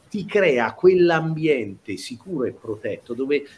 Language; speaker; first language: Italian; native; Italian